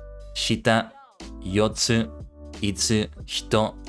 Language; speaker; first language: Japanese; non-native, learner; English